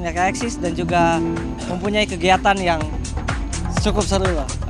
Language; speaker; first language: Indonesian; native; Indonesian